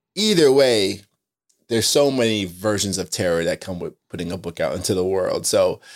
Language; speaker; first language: English; native; English